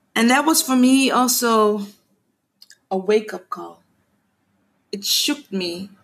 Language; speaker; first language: English; non-native, fluent; Papiamento